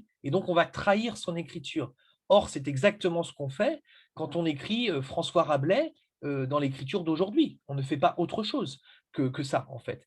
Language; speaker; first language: French; native; French